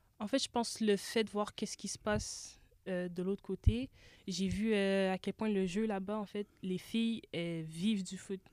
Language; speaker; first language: French; native; French